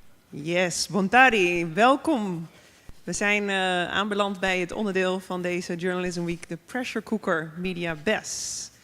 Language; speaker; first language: Dutch; native; Dutch